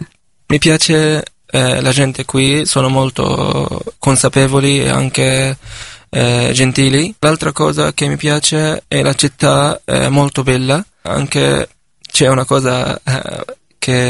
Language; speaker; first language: Italian; non-native, fluent; Arabic